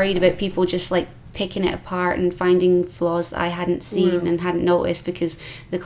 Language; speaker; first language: English; native; English